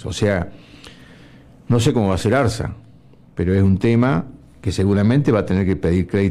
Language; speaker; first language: Spanish; native; Spanish